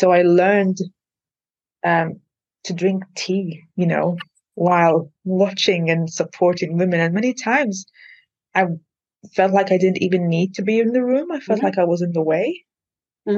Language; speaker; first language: English; non-native, fluent; Maltese